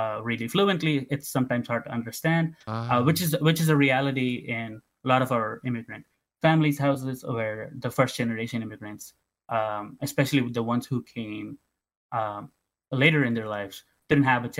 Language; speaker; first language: English; non-native, local second language; Tamil